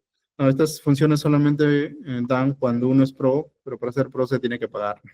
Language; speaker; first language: Spanish; native; Spanish